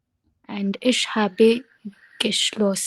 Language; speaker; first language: German; non-native, learner; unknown